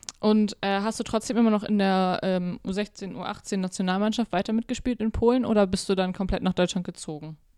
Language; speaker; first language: German; native; German